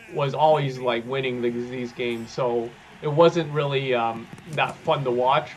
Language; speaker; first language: English; native; English